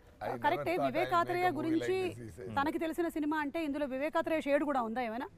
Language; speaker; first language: Telugu; native; Telugu